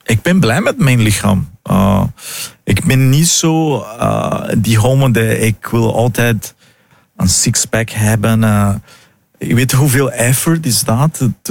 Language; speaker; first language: Dutch; non-native, fluent; Portuguese